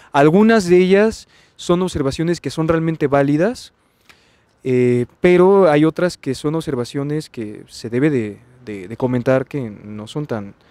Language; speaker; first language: Spanish; native; Spanish